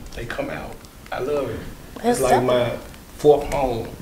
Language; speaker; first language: English; native; English